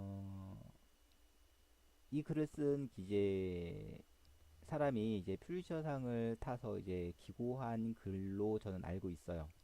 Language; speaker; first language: Korean; native; Korean